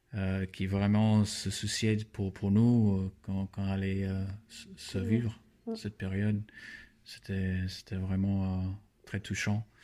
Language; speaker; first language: French; non-native, fluent; English